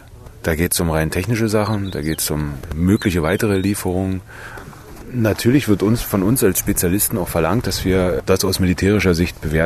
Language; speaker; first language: German; native; German